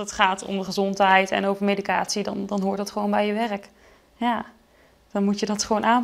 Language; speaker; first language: Dutch; native; Dutch